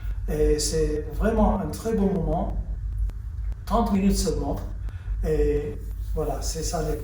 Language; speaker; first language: French; early bilingual, heritage; French